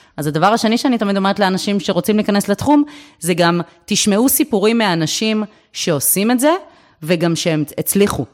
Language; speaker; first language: Hebrew; native; Hebrew